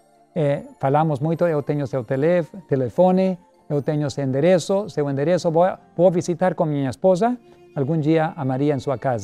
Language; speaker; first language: Portuguese; non-native, learner; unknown